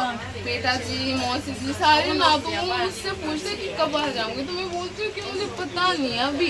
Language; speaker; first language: Hindi; early bilingual, other home language; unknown